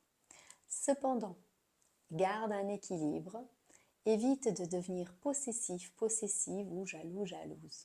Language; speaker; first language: French; native; French